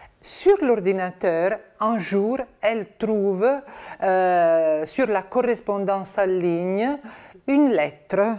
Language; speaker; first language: French; non-native, fluent; Italian